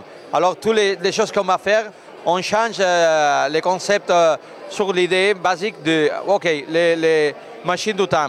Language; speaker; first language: French; non-native, learner; Spanish